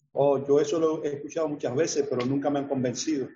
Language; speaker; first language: Spanish; native; Spanish